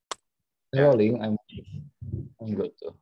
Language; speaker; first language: English; non-native, learner; Indonesian